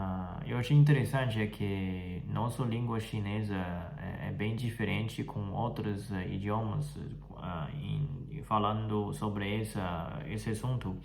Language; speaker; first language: Portuguese; non-native, fluent; Chinese